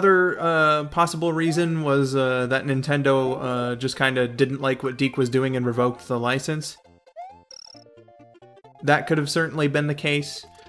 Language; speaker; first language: English; native; English